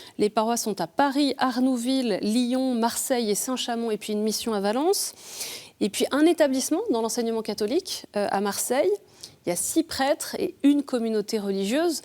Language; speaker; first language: French; native; French